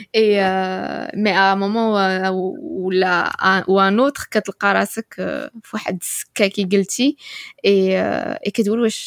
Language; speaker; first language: Arabic; native; Arabic